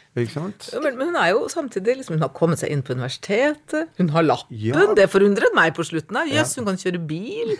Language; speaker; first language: Norwegian; native; Norwegian